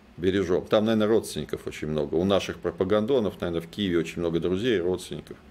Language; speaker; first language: Russian; native; Russian